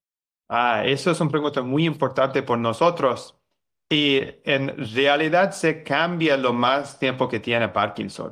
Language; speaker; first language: Spanish; non-native, fluent; English